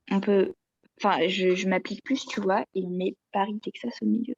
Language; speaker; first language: French; native; French